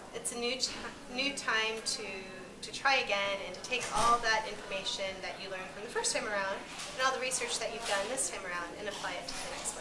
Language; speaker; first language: English; native; English